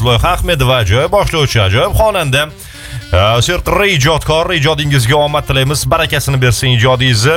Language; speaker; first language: Uzbek; native; Uzbek